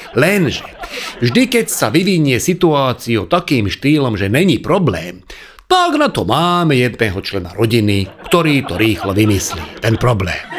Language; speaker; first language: Slovak; non-native, local second language; Hungarian